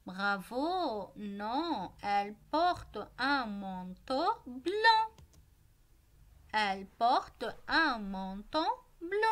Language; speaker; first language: French; non-native, local second language; Arabic